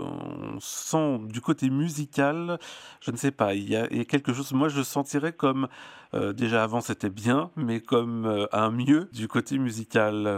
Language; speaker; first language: French; native; French